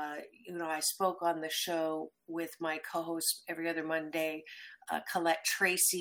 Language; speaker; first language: English; native; English